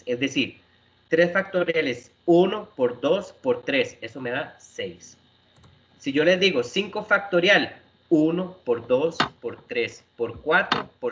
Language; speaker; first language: Spanish; native; Spanish